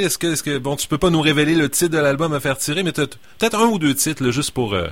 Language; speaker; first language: French; native; French